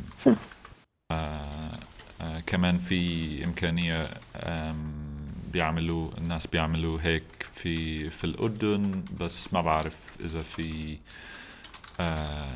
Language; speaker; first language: Arabic; non-native, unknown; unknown